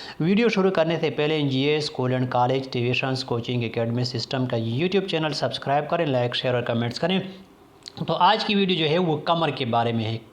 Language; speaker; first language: Urdu; non-native, local second language; Pashto